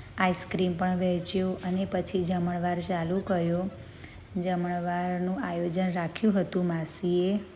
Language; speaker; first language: Gujarati; native; Gujarati